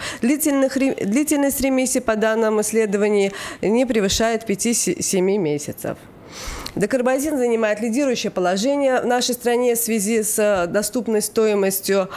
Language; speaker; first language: Russian; native; Russian